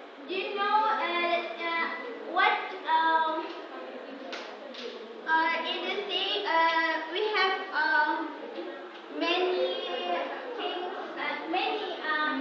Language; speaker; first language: English; non-native, learner; Indonesian